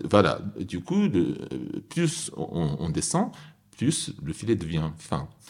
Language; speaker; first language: French; non-native, fluent; Japanese